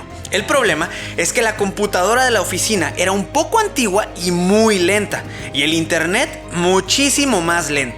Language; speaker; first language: Spanish; native; Spanish